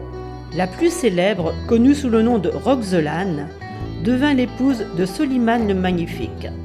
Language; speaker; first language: French; native; French